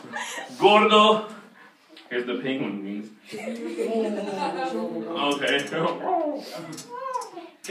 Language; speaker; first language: Spanish; non-native, fluent; English